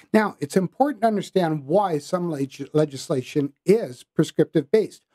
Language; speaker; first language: English; native; English